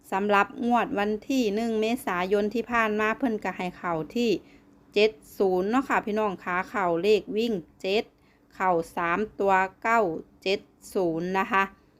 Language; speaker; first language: Thai; native; Thai